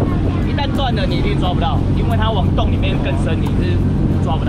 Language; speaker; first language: Chinese; native; Chinese